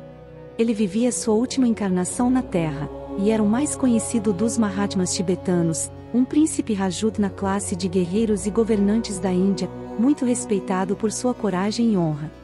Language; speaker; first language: Portuguese; native; Portuguese